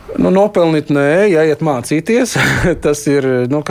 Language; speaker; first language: Latvian; non-native, local second language; Russian